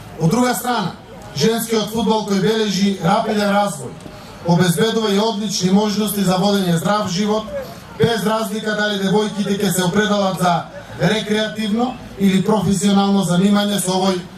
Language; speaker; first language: Macedonian; native; Macedonian